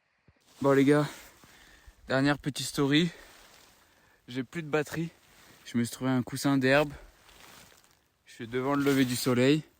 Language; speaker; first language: French; native; French